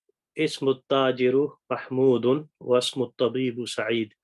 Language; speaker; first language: Arabic; non-native, learner; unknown